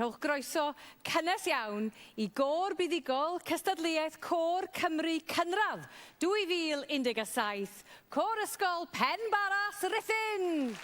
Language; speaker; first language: Welsh; native; Welsh